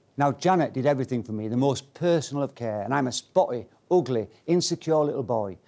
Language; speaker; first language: English; native; English